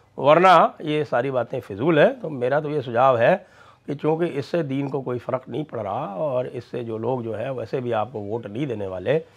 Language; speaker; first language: Hindi; native; Hindi